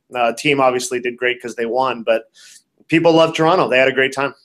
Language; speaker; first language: English; native; English